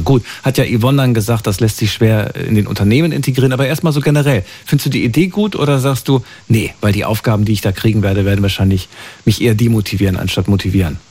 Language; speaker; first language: German; native; German